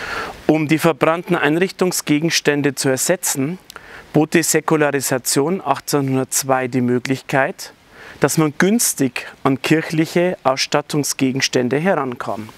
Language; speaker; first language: German; native; German